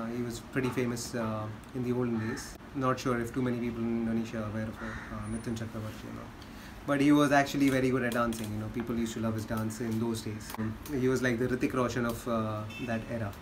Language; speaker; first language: English; non-native, local second language; Hindi